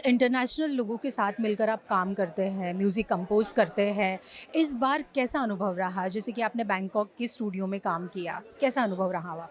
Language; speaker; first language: Hindi; native; Hindi